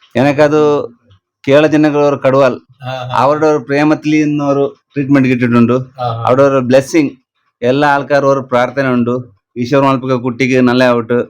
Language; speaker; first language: Malayalam; non-native, learner; Kannada